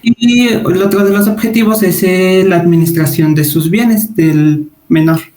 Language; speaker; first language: Spanish; native; Spanish